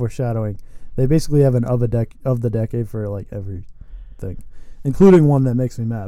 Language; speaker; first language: English; native; English